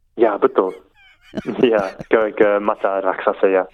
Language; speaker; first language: Indonesian; non-native, learner; English